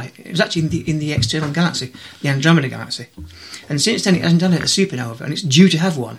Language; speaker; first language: English; native; English